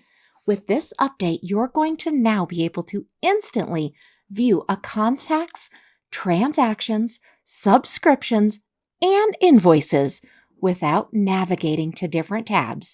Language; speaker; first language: English; native; English